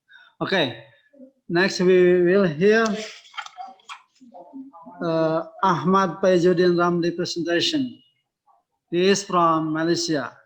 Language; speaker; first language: English; non-native, local second language; Indonesian